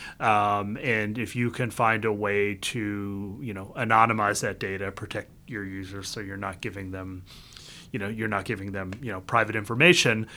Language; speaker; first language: English; early bilingual, other home language; Vietnamese